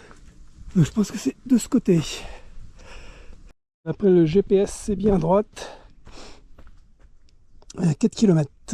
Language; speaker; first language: French; native; French